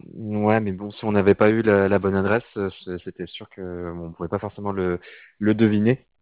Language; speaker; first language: French; native; French